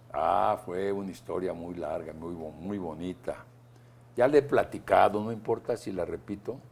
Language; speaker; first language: Spanish; native; Spanish